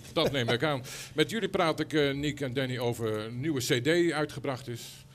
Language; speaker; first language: Dutch; native; Dutch